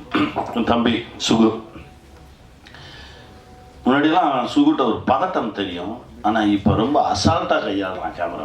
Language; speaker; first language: Tamil; native; Tamil